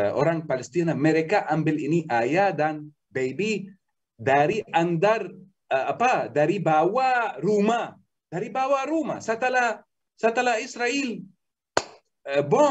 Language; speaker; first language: Indonesian; non-native, learner; Arabic